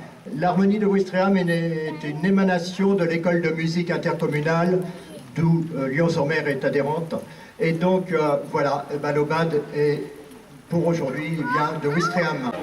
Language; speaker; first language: French; native; French